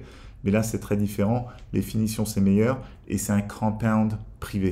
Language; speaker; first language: French; native; French